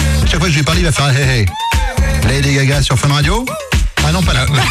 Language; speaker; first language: French; native; French